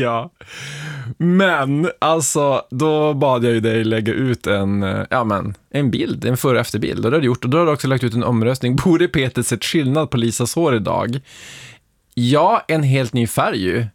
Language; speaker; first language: Swedish; native; Swedish